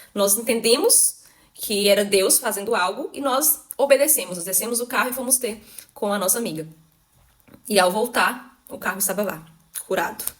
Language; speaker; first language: Portuguese; native; Portuguese